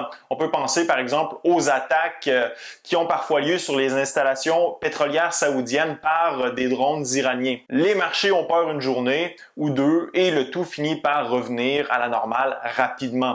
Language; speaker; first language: French; native; French